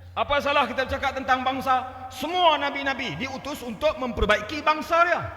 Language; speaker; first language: Malay; native; Malay